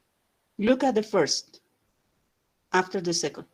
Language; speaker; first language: English; non-native, fluent; Spanish